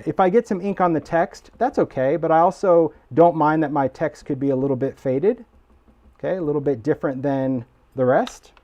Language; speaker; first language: English; native; English